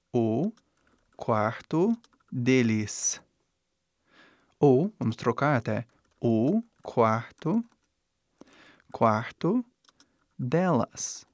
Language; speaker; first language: Portuguese; non-native, fluent; English